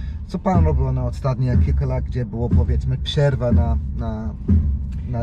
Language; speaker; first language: Polish; non-native, learner; English